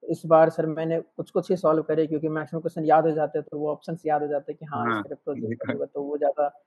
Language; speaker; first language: Hindi; native; Hindi